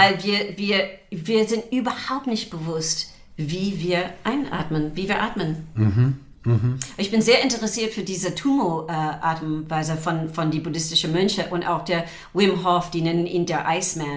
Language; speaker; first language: German; non-native, fluent; English